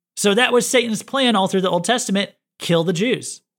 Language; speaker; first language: English; native; English